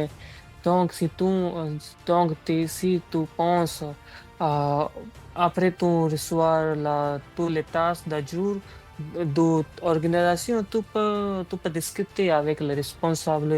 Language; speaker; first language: French; non-native, learner; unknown